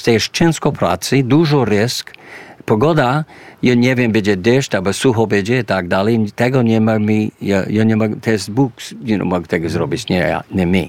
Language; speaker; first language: Polish; early bilingual, heritage; English